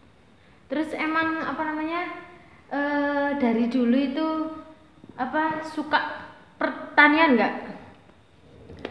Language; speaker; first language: Indonesian; non-native, local second language; Javanese